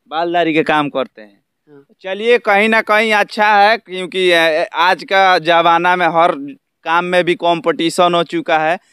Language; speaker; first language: Hindi; native; Hindi